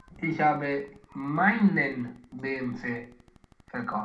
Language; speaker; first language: German; non-native, learner; Romanian